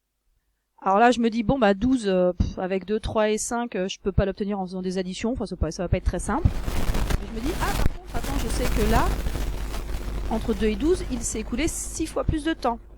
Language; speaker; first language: French; native; French